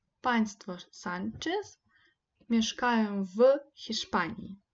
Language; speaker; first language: Polish; non-native, fluent; Ukrainian